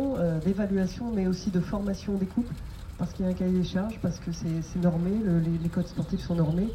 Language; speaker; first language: French; native; French